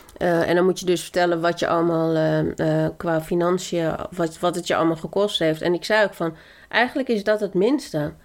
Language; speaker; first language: Dutch; early bilingual, other home language; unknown